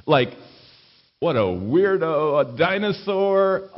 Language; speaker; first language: English; native; English